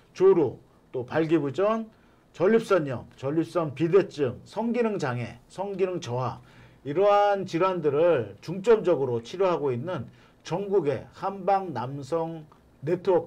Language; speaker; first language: Korean; native; Korean